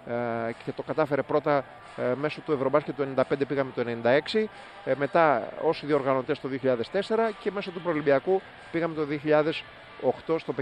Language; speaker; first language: Greek; native; Greek